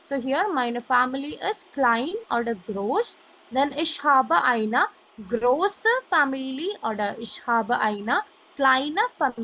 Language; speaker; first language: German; non-native, learner; Malayalam